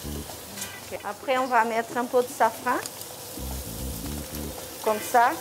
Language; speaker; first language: French; non-native, fluent; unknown